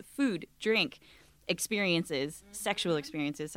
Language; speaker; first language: English; native; English